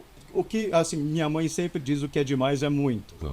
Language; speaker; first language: Portuguese; native; Portuguese